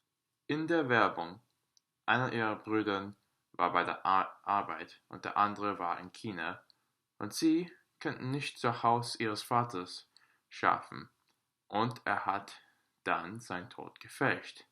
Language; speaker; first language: German; non-native, learner; English